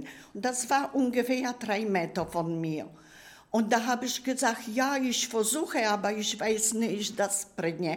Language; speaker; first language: German; non-native, learner; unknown